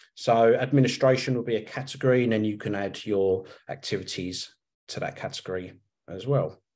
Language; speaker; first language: English; native; English